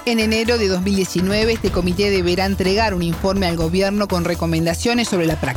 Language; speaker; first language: Spanish; native; Spanish